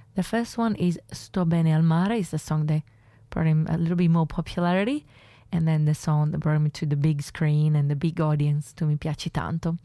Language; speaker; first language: English; non-native, fluent; Italian